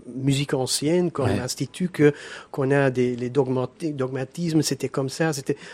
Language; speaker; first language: French; native; French